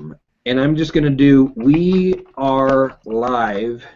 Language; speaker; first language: English; native; English